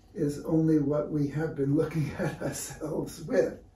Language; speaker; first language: English; native; English